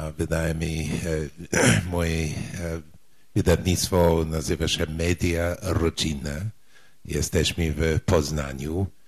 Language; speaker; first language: Polish; non-native, learner; English